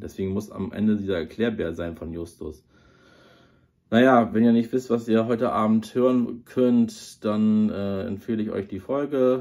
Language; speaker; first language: German; native; German